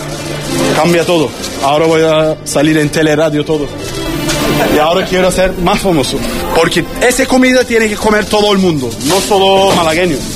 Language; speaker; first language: Spanish; non-native, learner; Turkish